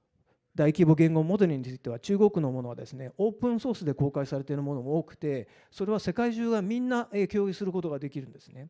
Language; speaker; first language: Japanese; native; Japanese